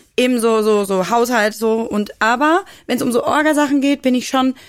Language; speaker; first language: German; native; German